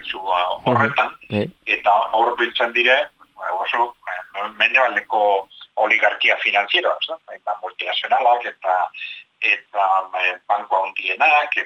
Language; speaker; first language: Basque; native; Basque